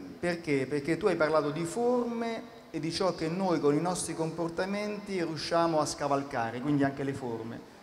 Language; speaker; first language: Italian; native; Italian